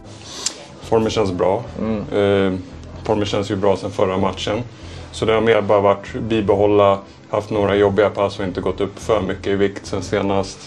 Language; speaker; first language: Swedish; native; Swedish